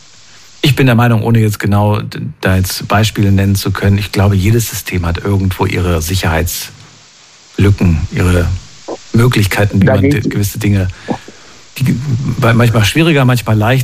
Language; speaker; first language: German; native; German